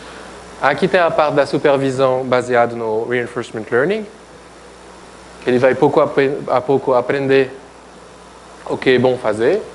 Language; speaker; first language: Portuguese; non-native, fluent; French